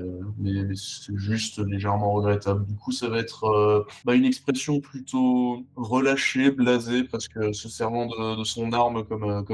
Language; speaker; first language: French; native; French